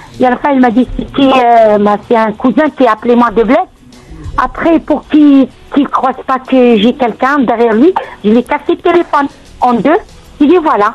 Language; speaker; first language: French; non-native, learner; Arabic